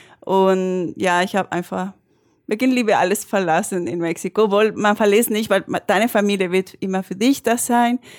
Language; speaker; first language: German; non-native, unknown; Spanish